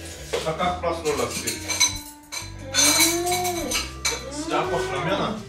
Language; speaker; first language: Russian; non-native, learner; Korean